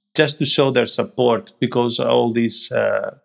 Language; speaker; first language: English; non-native, fluent; Greek